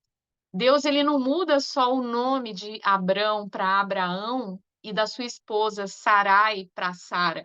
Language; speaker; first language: Portuguese; native; Portuguese